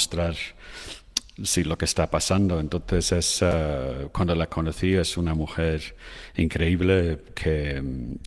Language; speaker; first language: Spanish; non-native, fluent; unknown